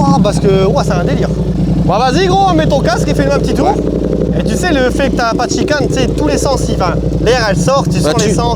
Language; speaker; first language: French; native; French